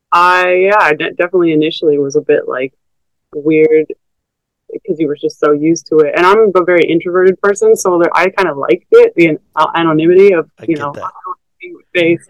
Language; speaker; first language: English; native; English